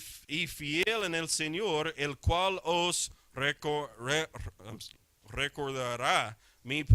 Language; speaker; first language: Spanish; non-native, fluent; English